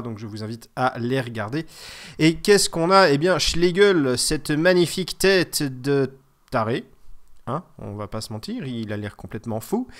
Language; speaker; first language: French; native; French